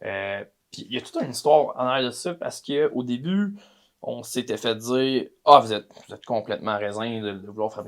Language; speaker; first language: French; native; French